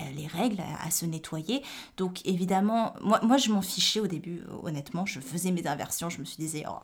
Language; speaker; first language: French; native; French